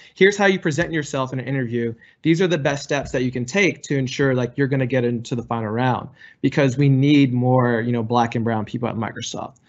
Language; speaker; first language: English; native; English